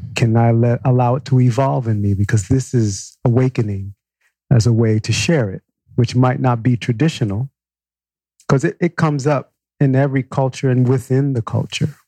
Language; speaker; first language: English; native; English